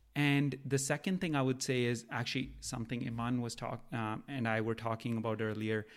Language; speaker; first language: English; non-native, local second language; Punjabi